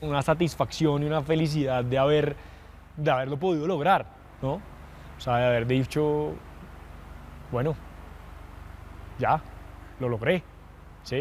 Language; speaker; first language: Spanish; native; Spanish